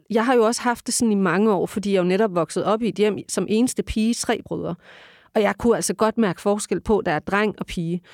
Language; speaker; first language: Danish; early bilingual, other home language; Turkish